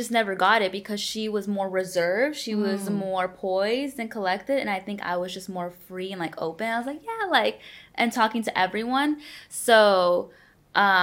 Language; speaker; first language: English; early bilingual, other home language; Spanish